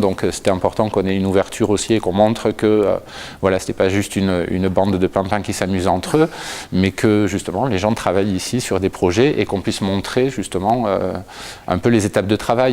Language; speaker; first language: French; native; French